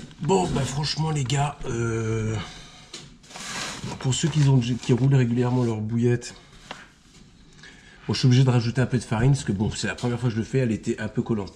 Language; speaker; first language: French; native; French